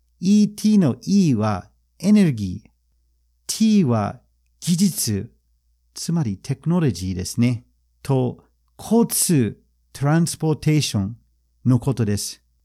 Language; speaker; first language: Japanese; non-native, fluent; English